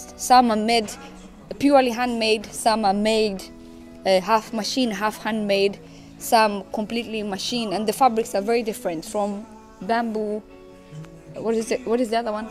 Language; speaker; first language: English; non-native, fluent; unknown